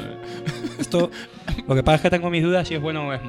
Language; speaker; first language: Spanish; native; Spanish